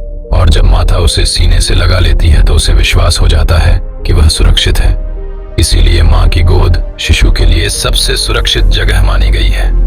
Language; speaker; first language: Hindi; native; Hindi